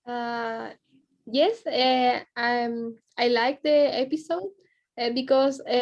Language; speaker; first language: English; non-native, learner; Spanish